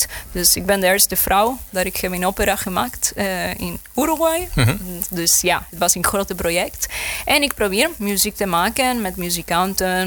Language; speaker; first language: Dutch; non-native, learner; Spanish